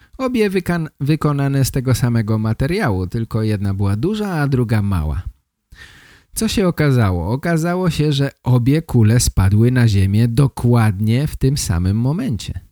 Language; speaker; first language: Polish; native; Polish